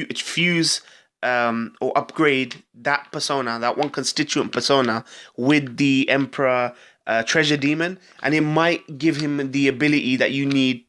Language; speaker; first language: English; native; English